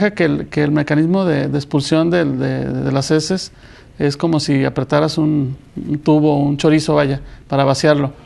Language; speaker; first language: Spanish; native; Spanish